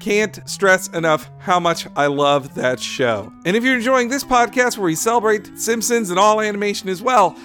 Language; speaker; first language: English; native; English